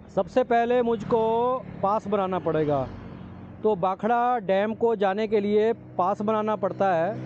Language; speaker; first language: Hindi; non-native, local second language; Punjabi